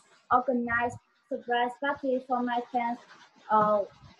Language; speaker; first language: English; non-native, learner; Vietnamese